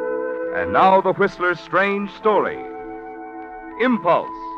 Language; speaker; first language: English; native; English